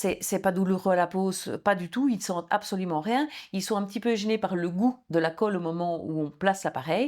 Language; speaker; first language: French; native; French